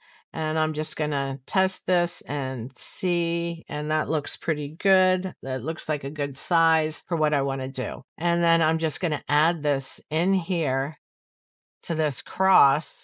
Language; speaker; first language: English; native; English